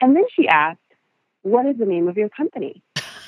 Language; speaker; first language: English; non-native, fluent; Spanish